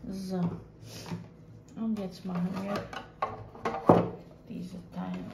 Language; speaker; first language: German; non-native, fluent; Croatian